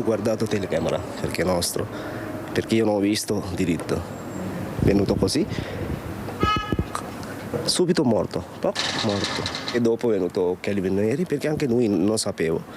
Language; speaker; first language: Italian; non-native, learner; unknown